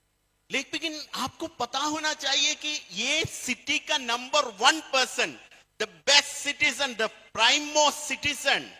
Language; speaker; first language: Hindi; non-native, fluent; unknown